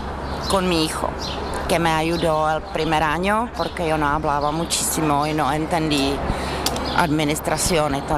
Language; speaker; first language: Spanish; non-native, learner; Czech